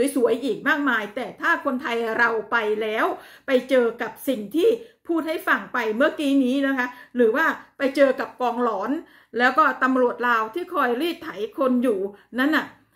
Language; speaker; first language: Thai; native; Thai